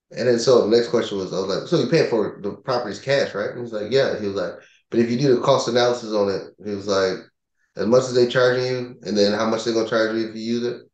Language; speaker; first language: English; native; English